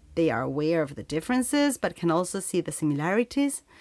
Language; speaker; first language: English; non-native, fluent; Spanish